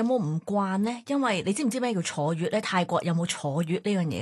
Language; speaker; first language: Cantonese; native; Cantonese